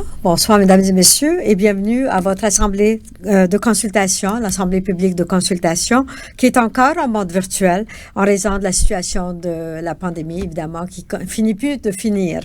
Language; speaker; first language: French; native; French